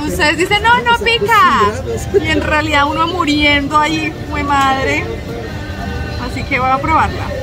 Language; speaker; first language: Spanish; native; Spanish